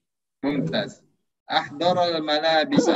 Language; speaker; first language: Arabic; non-native, fluent; Indonesian